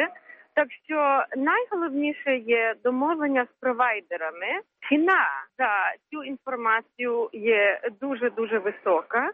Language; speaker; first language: Ukrainian; early bilingual, heritage; Ukrainian